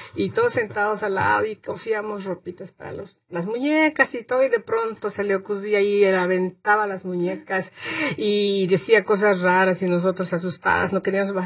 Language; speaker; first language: Spanish; native; Spanish